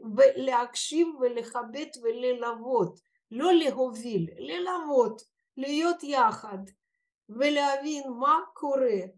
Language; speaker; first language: Hebrew; non-native, fluent; Russian